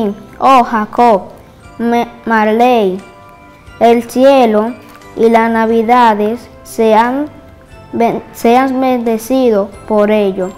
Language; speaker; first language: Spanish; native; Spanish